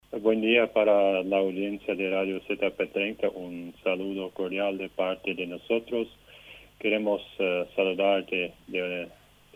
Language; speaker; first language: Spanish; non-native, local second language; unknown